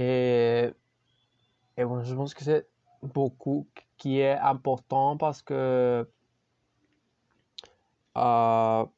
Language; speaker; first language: French; non-native, learner; Spanish